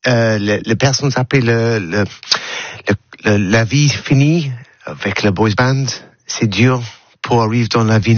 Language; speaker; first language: French; non-native, learner; English